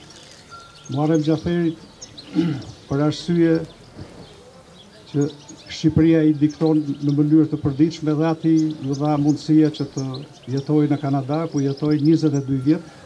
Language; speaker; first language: Albanian; native; Albanian